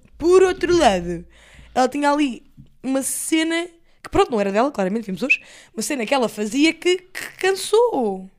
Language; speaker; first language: Portuguese; early bilingual, other home language; English